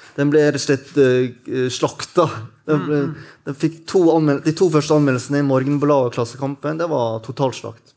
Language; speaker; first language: Norwegian; native; Norwegian